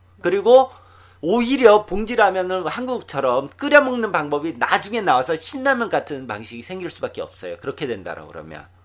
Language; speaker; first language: Korean; native; Korean